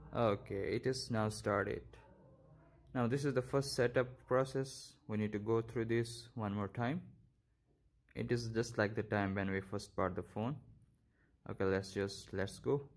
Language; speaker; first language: English; non-native, local second language; Urdu